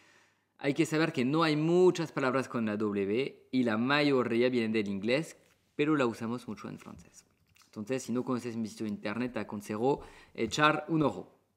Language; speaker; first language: Spanish; non-native, fluent; French